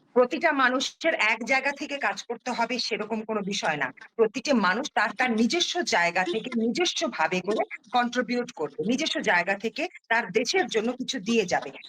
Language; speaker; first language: Bangla; early bilingual, heritage; Bangla